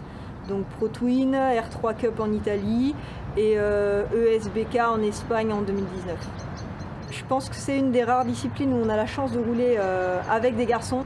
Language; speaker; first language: French; native; French